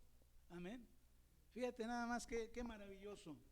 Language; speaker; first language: Spanish; native; Spanish